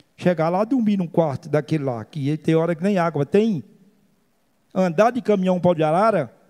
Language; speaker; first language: Portuguese; native; Portuguese